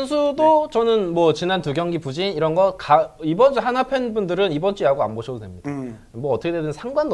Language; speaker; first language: Korean; native; Korean